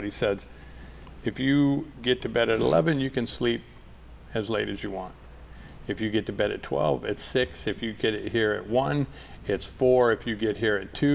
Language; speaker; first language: English; native; English